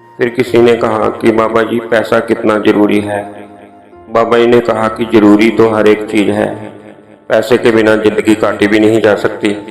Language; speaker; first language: Hindi; native; Hindi